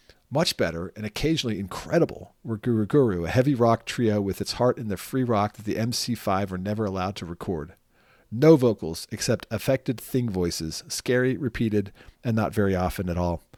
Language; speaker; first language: English; native; English